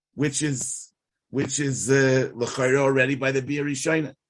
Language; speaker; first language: English; native; English